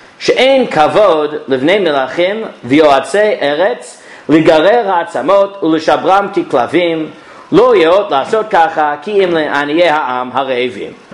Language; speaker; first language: Hebrew; non-native, fluent; English